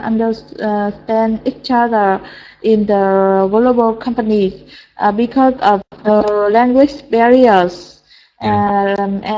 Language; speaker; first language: English; non-native, learner; Vietnamese